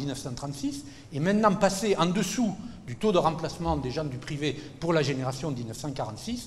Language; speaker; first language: French; native; French